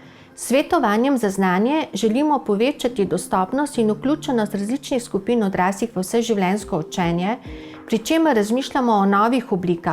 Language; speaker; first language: Slovenian; native; Slovenian